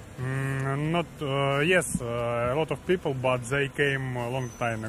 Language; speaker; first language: English; non-native, learner; Ukrainian